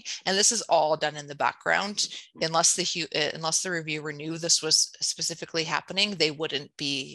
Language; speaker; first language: English; native; English